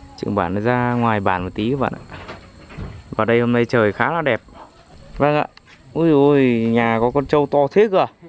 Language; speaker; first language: Vietnamese; native; Vietnamese